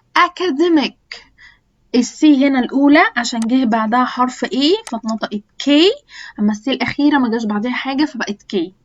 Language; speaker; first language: Egyptian Arabic; native; Egyptian Arabic